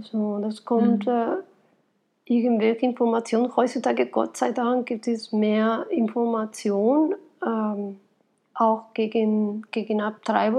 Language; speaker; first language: German; non-native, fluent; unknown